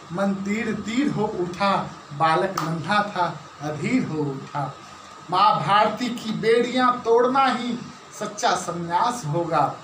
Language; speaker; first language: Hindi; native; Hindi